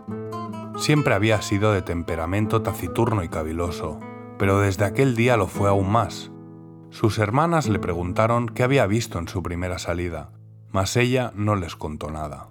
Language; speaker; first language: Spanish; native; Spanish